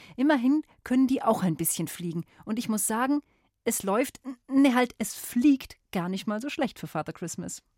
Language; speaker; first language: German; native; German